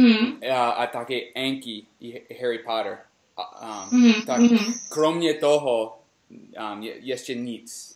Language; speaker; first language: Czech; non-native, learner; English